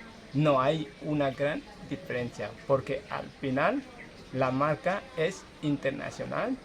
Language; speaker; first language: Spanish; non-native, fluent; Indonesian